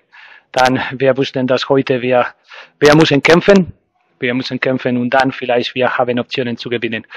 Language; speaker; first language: German; non-native, learner; Spanish